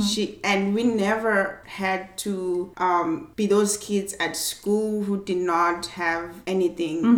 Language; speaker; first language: English; non-native, local second language; Swati